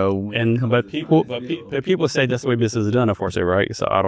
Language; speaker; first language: English; native; English